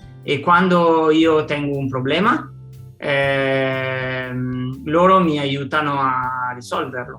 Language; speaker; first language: Italian; non-native, fluent; Spanish